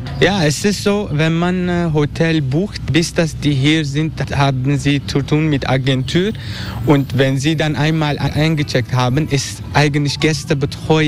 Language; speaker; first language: German; non-native, learner; Turkish